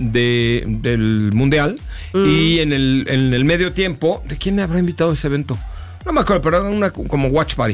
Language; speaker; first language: Spanish; native; Spanish